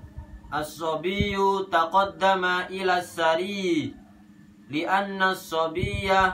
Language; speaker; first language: Arabic; non-native, learner; Indonesian